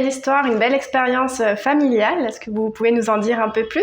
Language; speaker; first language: French; native; French